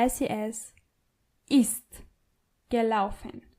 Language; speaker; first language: German; non-native, fluent; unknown